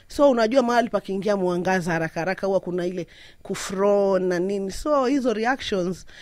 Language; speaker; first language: Swahili; native; Swahili